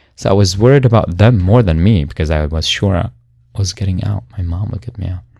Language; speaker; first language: English; non-native, fluent; Arabic